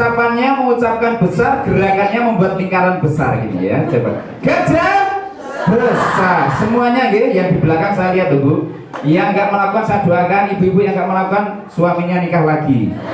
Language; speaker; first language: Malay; non-native, local second language; Javanese